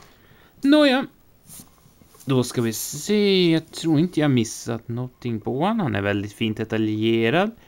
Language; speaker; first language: Swedish; native; Swedish